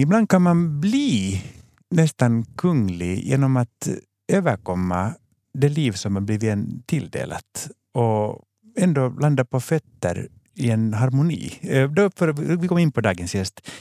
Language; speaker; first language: Swedish; native; Swedish